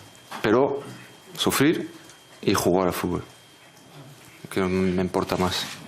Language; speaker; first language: Spanish; non-native, fluent; French